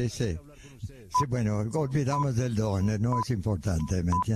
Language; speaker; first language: Spanish; non-native, fluent; English